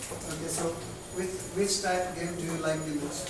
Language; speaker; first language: English; non-native, local second language; Hindi